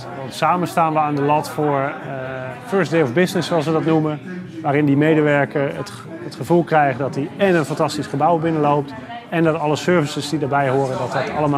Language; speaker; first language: Dutch; native; Dutch